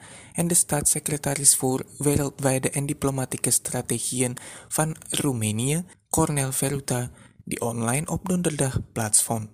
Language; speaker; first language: Dutch; non-native, fluent; Indonesian